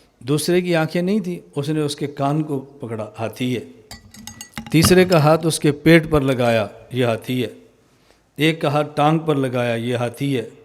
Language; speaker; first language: Urdu; non-native, local second language; Punjabi